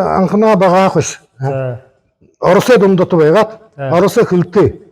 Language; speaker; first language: Mongolian; non-native, learner; Buriat